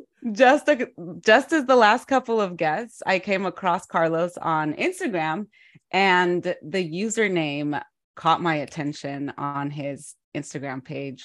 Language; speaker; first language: English; early bilingual, other home language; Spanish